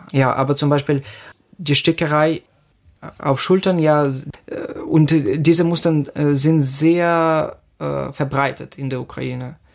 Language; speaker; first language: German; non-native, fluent; Ukrainian